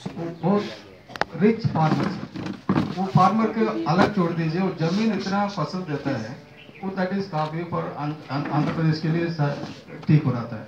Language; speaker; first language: Hindi; non-native, local second language; Telugu